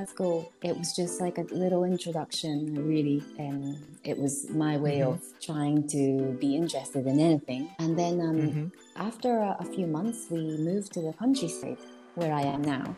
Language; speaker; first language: English; non-native, fluent; Japanese